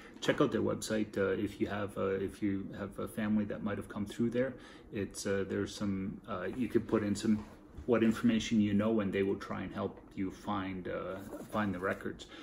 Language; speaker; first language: English; native; English